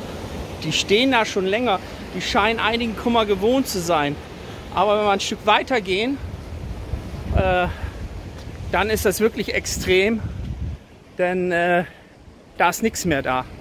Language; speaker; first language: German; native; German